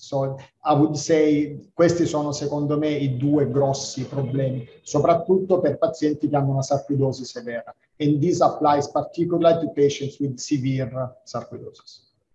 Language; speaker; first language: English; non-native, fluent; Italian